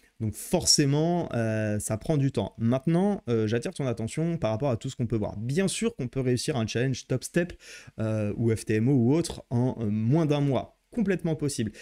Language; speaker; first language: French; native; French